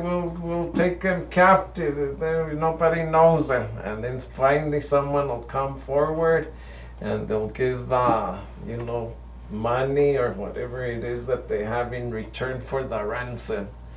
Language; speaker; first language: English; early bilingual, other home language; Spanish